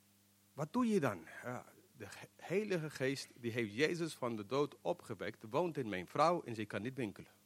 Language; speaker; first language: Dutch; non-native, fluent; English